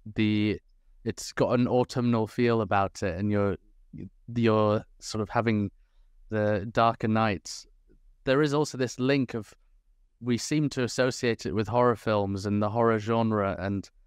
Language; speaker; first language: English; native; English